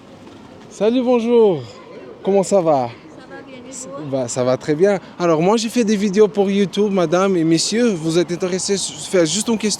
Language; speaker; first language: French; non-native, learner; Portuguese